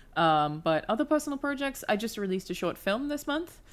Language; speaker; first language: English; native; English